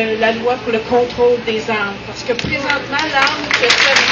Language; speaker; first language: French; native; French